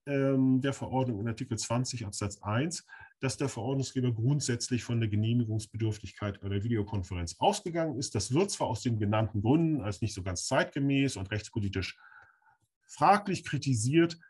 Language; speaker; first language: German; native; German